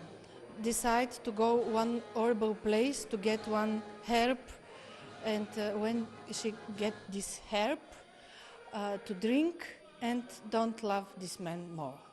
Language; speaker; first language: English; non-native, learner; Bulgarian